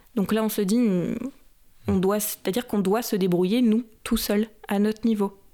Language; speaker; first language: French; native; French